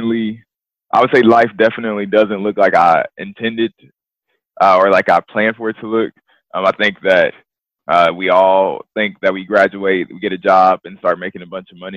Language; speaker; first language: English; native; English